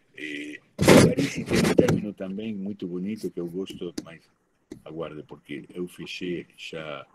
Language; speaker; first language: Portuguese; non-native, learner; Spanish